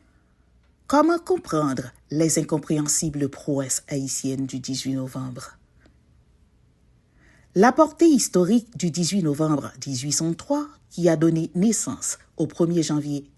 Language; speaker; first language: French; non-native, local second language; Haitian Creole